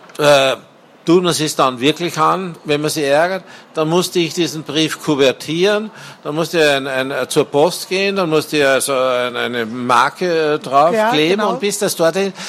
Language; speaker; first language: German; native; German